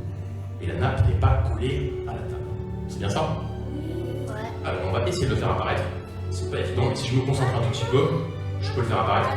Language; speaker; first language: French; native; French